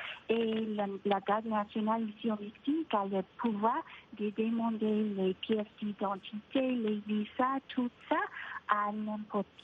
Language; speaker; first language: French; non-native, fluent; Spanish